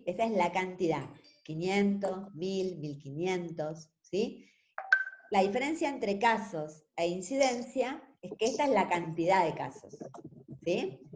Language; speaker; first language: Spanish; native; Spanish